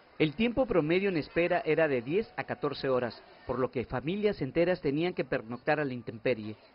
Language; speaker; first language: Spanish; native; Spanish